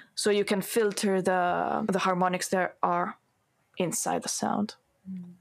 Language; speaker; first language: English; non-native, fluent; Italian